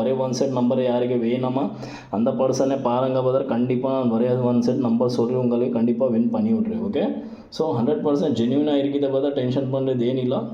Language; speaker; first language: Tamil; non-native, learner; Kannada